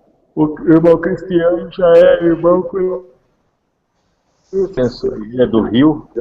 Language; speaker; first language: Portuguese; native; Portuguese